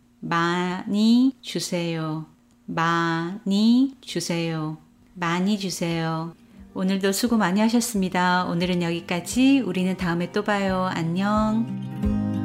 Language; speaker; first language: Korean; non-native, fluent; Chinese